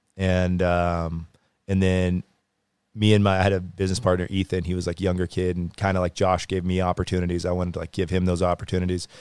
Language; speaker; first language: English; native; English